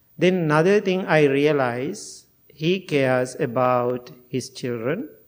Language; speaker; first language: English; non-native, fluent; Sinhala